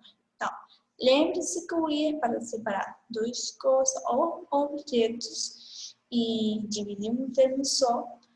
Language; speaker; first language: Portuguese; non-native, fluent; Spanish